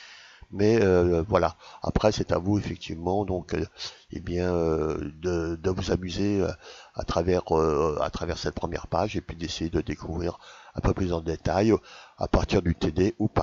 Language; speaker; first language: French; native; French